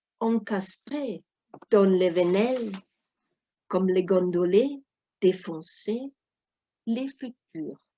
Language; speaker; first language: French; non-native, fluent; German